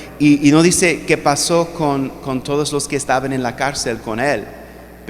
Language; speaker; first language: Spanish; non-native, fluent; English